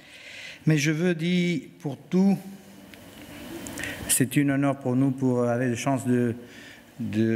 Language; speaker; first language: French; non-native, learner; Romanian